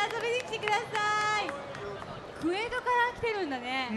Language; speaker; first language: Japanese; native; Japanese